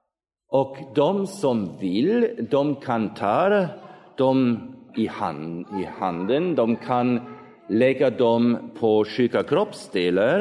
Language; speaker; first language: Swedish; non-native, fluent; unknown